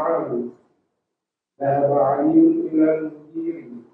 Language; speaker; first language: Arabic; non-native, learner; Indonesian